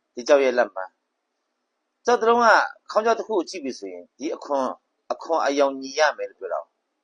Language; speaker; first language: Burmese; non-native, local second language; Kachin